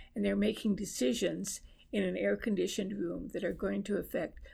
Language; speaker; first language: English; native; English